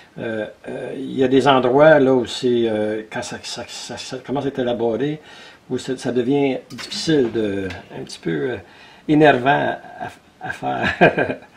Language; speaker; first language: French; native; French